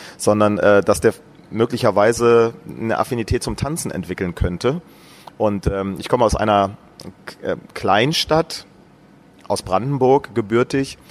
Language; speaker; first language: German; native; German